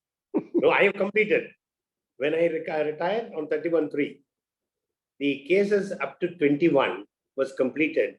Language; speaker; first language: English; non-native, local second language; Tamil